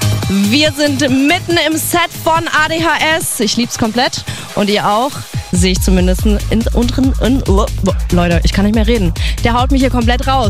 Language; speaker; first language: German; native; German